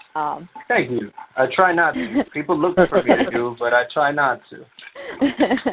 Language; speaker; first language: English; non-native, fluent; Spanish